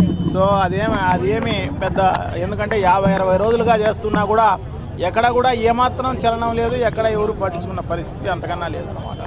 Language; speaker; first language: Telugu; native; Telugu